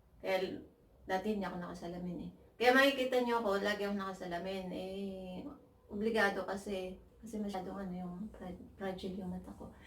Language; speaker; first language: Filipino; native; Filipino